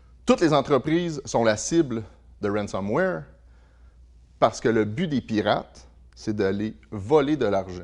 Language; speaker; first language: French; native; French